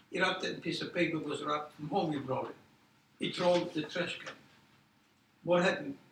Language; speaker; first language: English; non-native, fluent; Polish